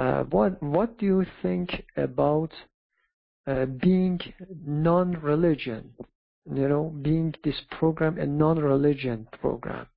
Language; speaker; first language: English; non-native, fluent; Persian